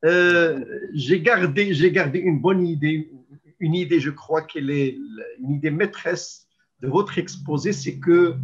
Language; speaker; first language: French; non-native, local second language; Arabic